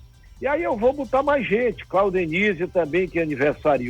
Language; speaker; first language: Portuguese; native; Portuguese